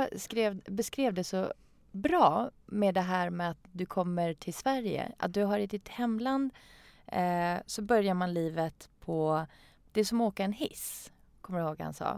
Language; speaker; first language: Swedish; non-native, fluent; Persian